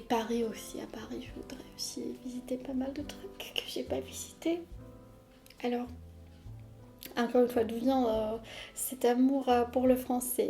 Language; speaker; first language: French; non-native, fluent; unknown